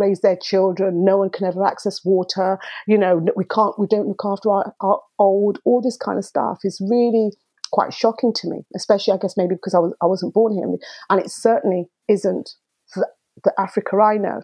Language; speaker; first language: English; early bilingual, other home language; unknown